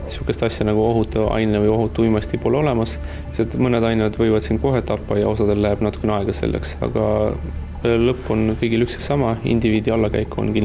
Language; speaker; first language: Estonian; native; Estonian